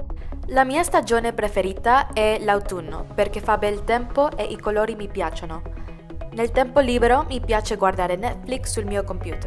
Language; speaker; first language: Italian; non-native, learner; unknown